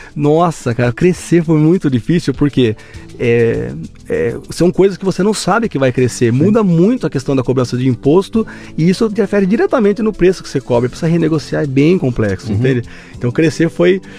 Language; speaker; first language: Portuguese; native; Portuguese